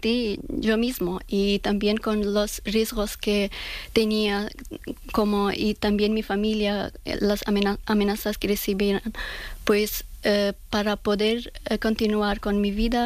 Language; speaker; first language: Spanish; non-native, learner; Persian